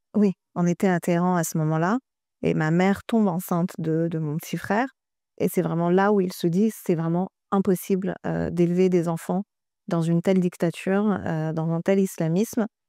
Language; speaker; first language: French; early bilingual, other home language; Persian